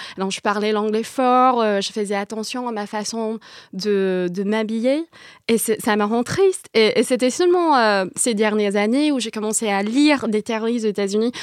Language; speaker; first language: French; non-native, fluent; Vietnamese